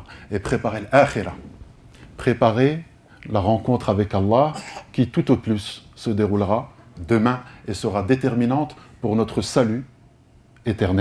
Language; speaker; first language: French; native; French